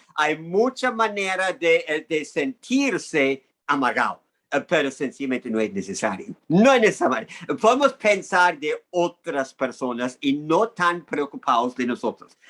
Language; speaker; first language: Spanish; non-native, fluent; English